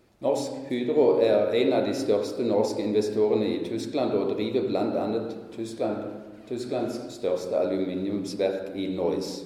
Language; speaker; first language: Norwegian; non-native, fluent; German